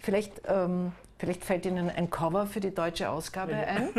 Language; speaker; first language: German; native; German